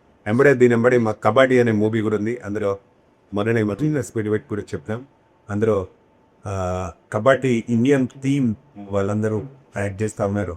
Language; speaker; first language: Telugu; native; Telugu